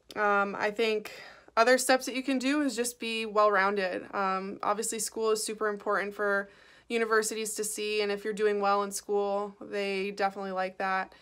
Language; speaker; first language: English; native; English